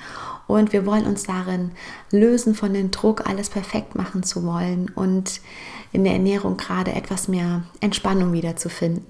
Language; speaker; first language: German; native; German